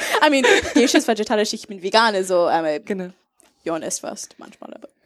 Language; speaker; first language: German; non-native, fluent; English